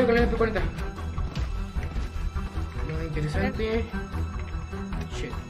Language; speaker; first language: Spanish; native; Spanish